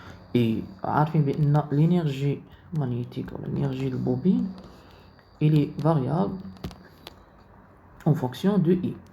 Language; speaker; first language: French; non-native, local second language; Arabic